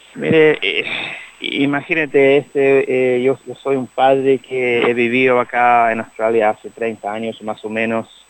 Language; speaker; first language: Spanish; early bilingual, heritage; Spanish